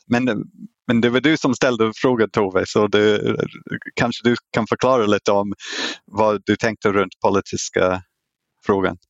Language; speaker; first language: Swedish; non-native, fluent; English